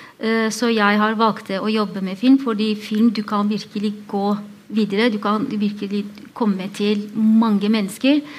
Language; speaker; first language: Norwegian; non-native, fluent; Turkish